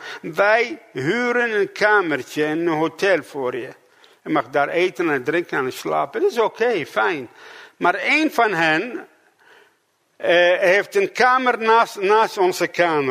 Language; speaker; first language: Dutch; non-native, fluent; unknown